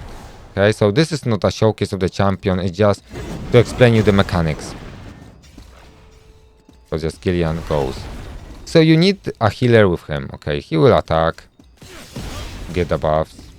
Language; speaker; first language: English; non-native, fluent; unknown